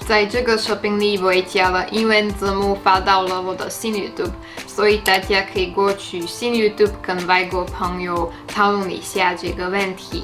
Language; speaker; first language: Chinese; non-native, fluent; Slovak